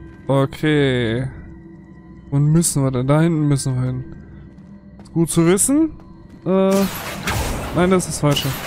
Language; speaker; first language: German; native; German